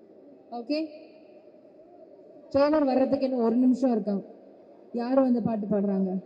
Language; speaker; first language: Tamil; native; Tamil